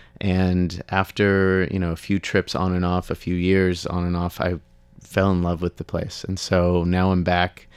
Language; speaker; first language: English; native; English